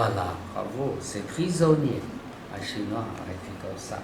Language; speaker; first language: French; non-native, learner; Chinese